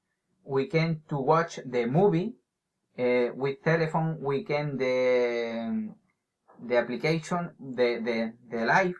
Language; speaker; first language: English; non-native, learner; Spanish